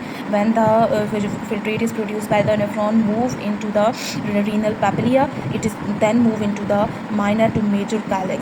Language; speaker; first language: English; non-native, local second language; Hindi